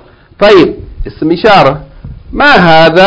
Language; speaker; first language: Arabic; non-native, fluent; English